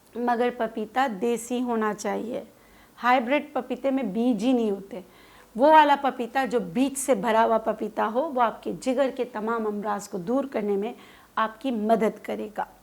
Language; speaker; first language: Urdu; non-native, local second language; Khowar